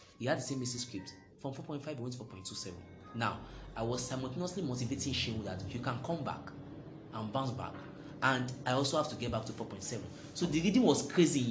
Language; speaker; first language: English; non-native, local second language; Yoruba